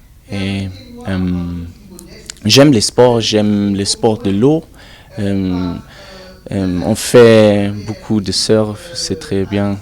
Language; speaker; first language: French; non-native, learner; German